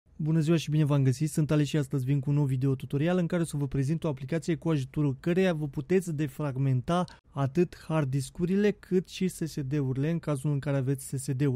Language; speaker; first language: Romanian; native; Romanian